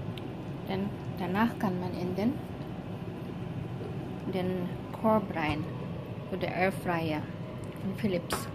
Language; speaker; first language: German; non-native, learner; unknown